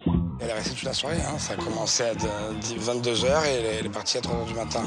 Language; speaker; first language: French; native; French